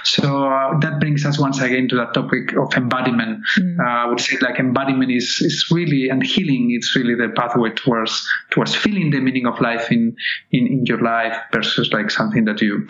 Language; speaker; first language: English; non-native, fluent; Spanish